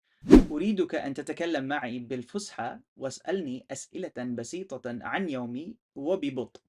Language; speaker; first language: Arabic; non-native, fluent; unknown